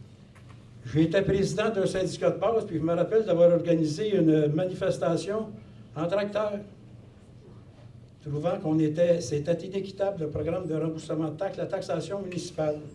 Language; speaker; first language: French; native; French